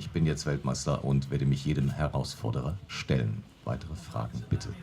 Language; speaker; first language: German; native; German